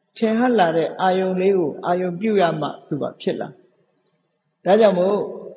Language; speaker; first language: Burmese; native; Burmese